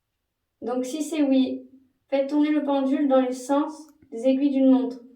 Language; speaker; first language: French; native; French